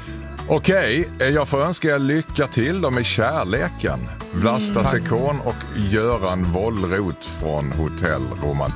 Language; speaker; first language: Swedish; native; Swedish